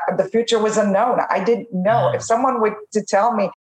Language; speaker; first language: English; non-native, fluent; Arabic